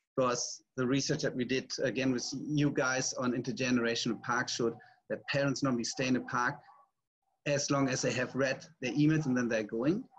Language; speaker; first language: English; non-native, fluent; German